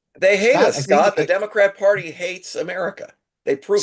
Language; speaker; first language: English; native; English